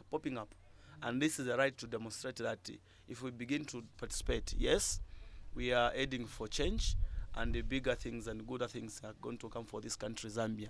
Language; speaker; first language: English; non-native, local second language; Bemba